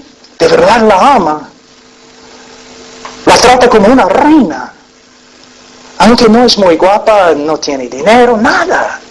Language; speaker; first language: Spanish; non-native, fluent; English